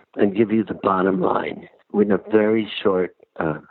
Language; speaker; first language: English; early bilingual, other home language; Ukrainian